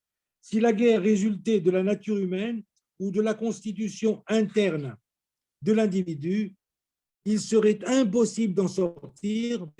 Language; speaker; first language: French; native; French